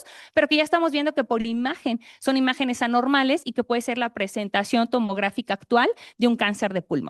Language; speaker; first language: Spanish; native; Spanish